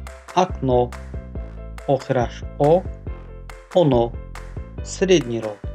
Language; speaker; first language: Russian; non-native, local second language; Tajik